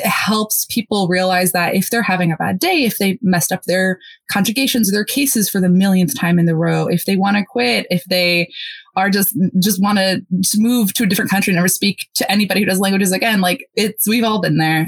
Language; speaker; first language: English; early bilingual, other home language; Polish